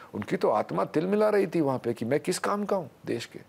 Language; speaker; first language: Hindi; native; Hindi